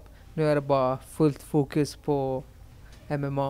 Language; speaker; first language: Swedish; early bilingual, other home language; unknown